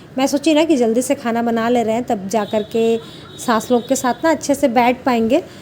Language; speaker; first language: Hindi; native; Hindi